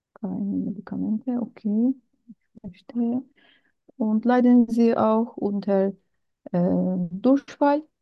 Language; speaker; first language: German; non-native, learner; Turkish